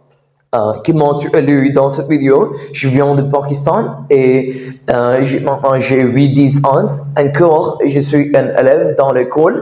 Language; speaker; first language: French; non-native, learner; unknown